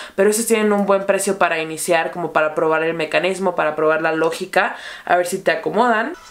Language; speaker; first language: Spanish; native; Spanish